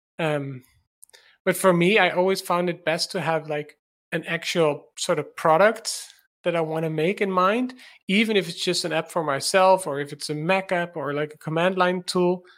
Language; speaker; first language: English; non-native, fluent; Dutch